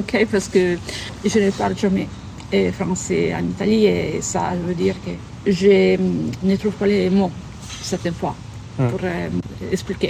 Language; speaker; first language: French; non-native, learner; Italian